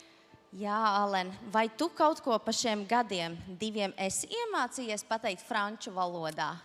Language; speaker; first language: Latvian; native; Latvian